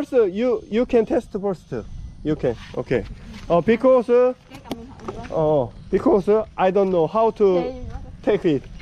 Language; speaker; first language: English; non-native, learner; Korean